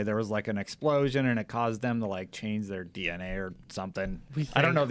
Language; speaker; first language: English; native; English